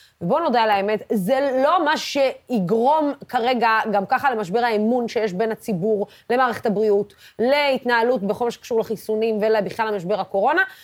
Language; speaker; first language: Hebrew; non-native, local second language; Arabic